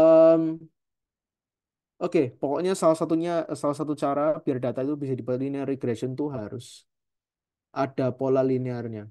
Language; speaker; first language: Indonesian; native; Indonesian